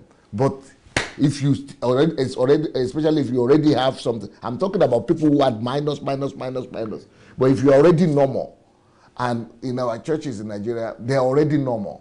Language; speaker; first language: English; non-native, local second language; Yoruba